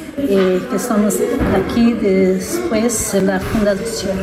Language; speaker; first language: Spanish; non-native, learner; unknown